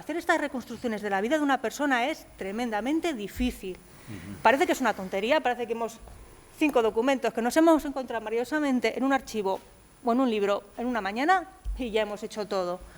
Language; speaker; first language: Spanish; native; Spanish